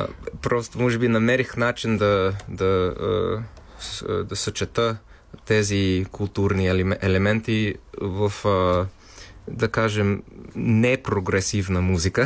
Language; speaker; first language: Bulgarian; non-native, fluent; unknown